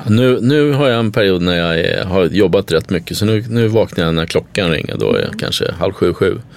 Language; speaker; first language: Swedish; native; Swedish